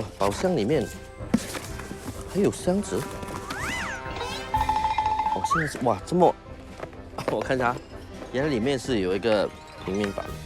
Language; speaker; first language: Chinese; native; Chinese